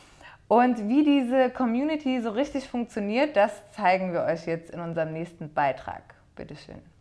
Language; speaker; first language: German; native; German